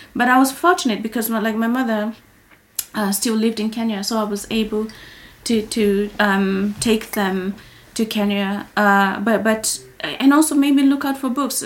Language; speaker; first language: English; non-native, local second language; Kikuyu